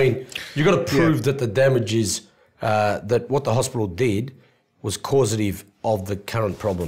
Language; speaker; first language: English; native; English